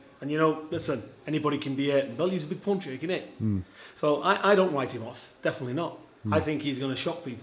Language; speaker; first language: English; native; English